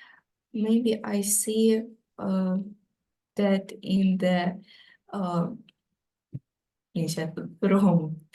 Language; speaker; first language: English; non-native, learner; Ukrainian